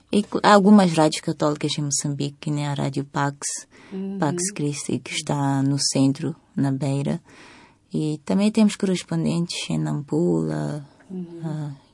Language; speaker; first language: Portuguese; native; Portuguese